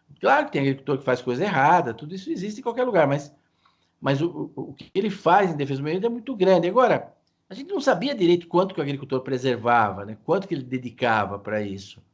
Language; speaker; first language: Portuguese; native; Portuguese